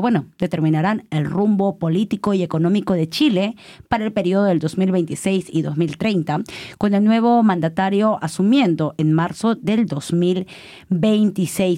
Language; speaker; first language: Spanish; native; Spanish